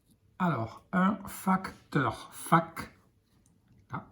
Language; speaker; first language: French; native; French